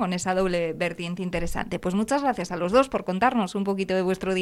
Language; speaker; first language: Spanish; native; Spanish